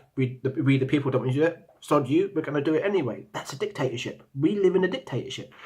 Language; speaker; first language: English; native; English